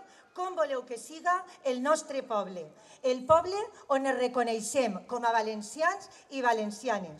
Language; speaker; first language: Catalan; native; Catalan